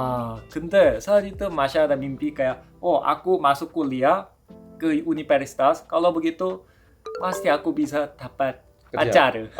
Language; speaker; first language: Indonesian; non-native, fluent; Korean